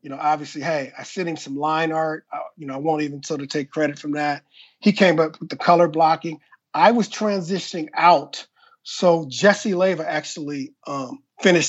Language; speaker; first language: English; native; English